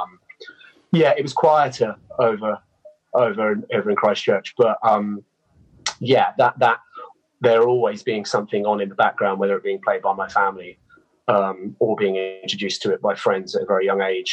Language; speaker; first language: English; native; English